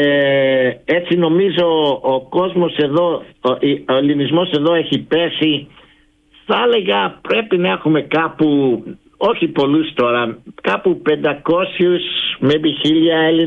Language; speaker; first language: Greek; early bilingual, heritage; Greek